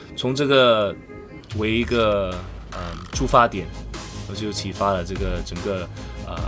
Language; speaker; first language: Chinese; non-native, local second language; English